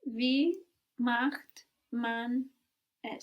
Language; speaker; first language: German; non-native, learner; English